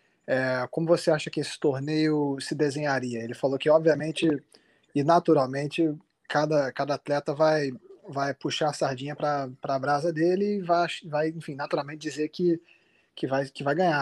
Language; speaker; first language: Portuguese; native; Portuguese